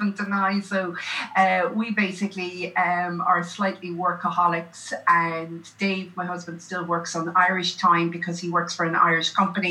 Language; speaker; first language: English; native; English